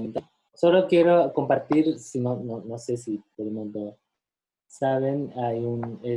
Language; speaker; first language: Spanish; non-native, fluent; Chinese